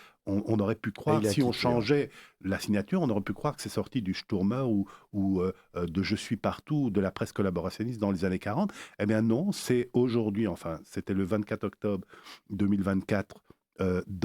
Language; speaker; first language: French; native; French